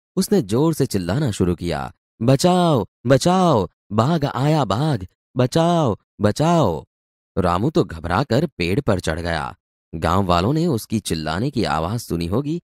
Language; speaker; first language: Hindi; non-native, local second language; Gujarati